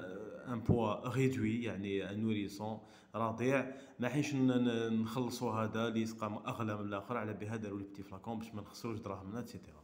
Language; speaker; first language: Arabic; native; Arabic